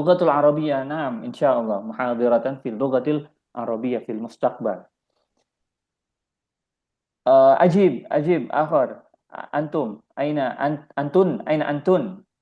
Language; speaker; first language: Arabic; non-native, fluent; Indonesian